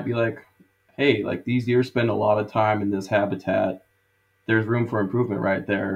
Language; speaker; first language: English; native; English